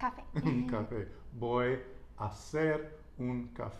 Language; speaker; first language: Spanish; non-native, learner; English